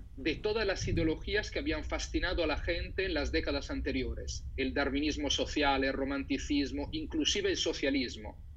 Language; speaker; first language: Spanish; non-native, fluent; Italian